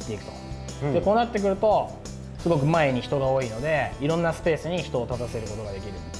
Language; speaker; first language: Japanese; native; Japanese